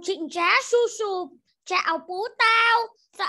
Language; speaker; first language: Chinese; non-native, learner; Vietnamese